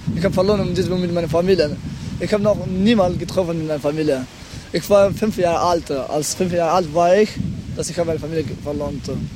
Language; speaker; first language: German; non-native, learner; Pashto